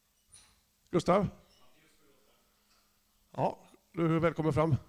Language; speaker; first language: Swedish; native; Swedish